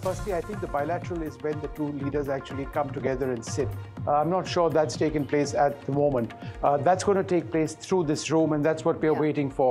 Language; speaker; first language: English; non-native, local second language; Bangla